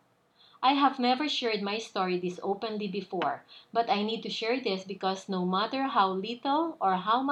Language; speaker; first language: English; non-native, local second language; Filipino